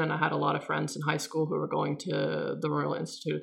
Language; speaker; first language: English; non-native, fluent; Swedish